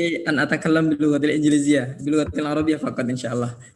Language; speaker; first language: Arabic; non-native, learner; Indonesian